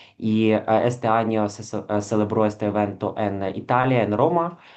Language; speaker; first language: Spanish; non-native, fluent; Ukrainian